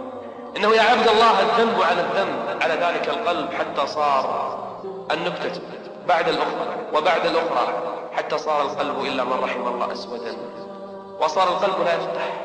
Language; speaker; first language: Arabic; native; Arabic